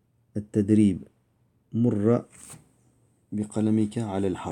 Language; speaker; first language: Arabic; non-native, fluent; French